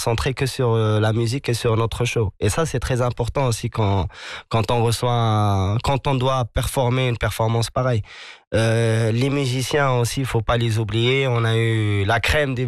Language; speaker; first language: French; non-native, local second language; Arabic